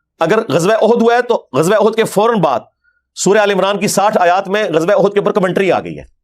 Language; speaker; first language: Urdu; non-native, local second language; Punjabi